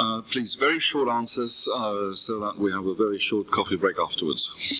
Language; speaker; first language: English; non-native, fluent; German